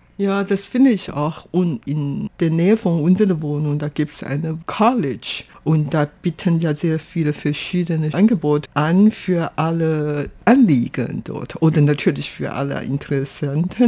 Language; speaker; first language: German; non-native, fluent; Chinese